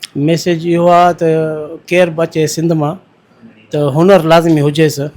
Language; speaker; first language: Sindhi; early bilingual, heritage; Sindhi